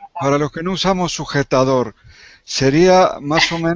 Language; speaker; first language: Spanish; native; Spanish